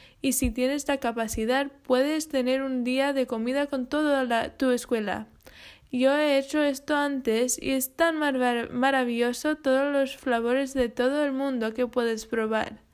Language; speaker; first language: Spanish; non-native, fluent; English